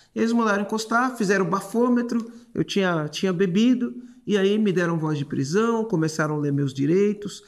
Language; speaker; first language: Portuguese; native; Portuguese